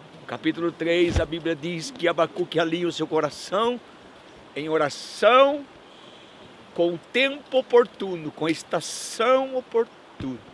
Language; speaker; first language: Portuguese; native; Portuguese